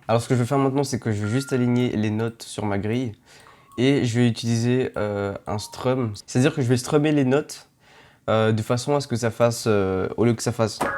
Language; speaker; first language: French; native; French